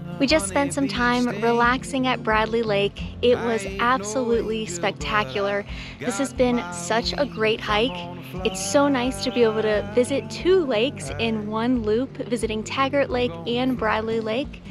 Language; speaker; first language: English; native; English